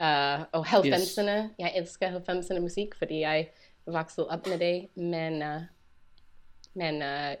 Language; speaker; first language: Danish; non-native, learner; English